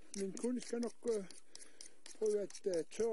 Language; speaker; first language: Danish; non-native, local second language; Kalaallisut